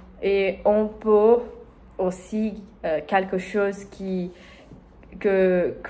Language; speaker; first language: French; non-native, learner; Spanish